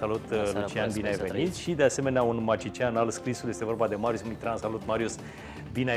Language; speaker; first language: Romanian; native; Romanian